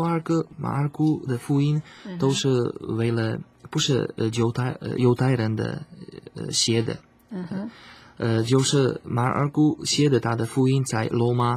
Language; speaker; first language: Chinese; non-native, fluent; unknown